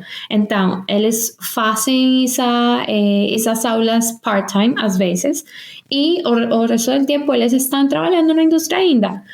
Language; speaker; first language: Portuguese; non-native, fluent; Spanish